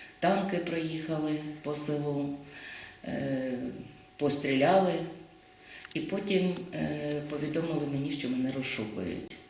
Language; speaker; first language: Ukrainian; native; Ukrainian